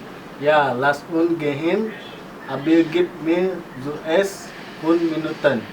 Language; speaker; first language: German; non-native, learner; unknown